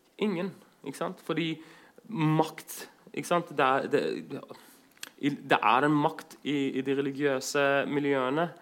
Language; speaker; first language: Norwegian; non-native, fluent; Arabic